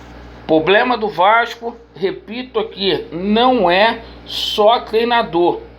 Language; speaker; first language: Portuguese; native; Portuguese